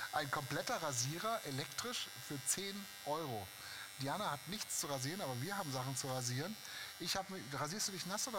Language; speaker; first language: German; native; German